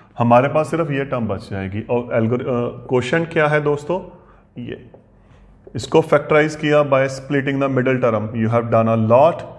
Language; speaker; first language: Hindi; non-native, local second language; Punjabi